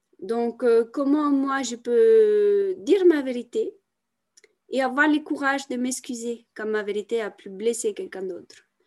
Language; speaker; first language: French; non-native, fluent; Italian